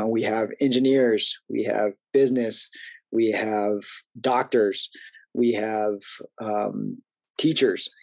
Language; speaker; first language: English; native; English